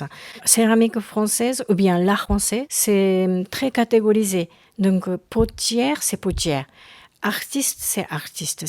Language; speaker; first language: French; non-native, learner; Japanese